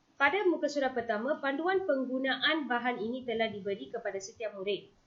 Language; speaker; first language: Malay; non-native, local second language; Tamil